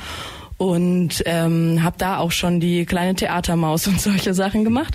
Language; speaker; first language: German; native; German